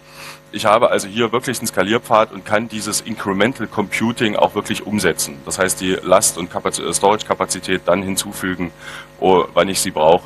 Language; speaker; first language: German; native; German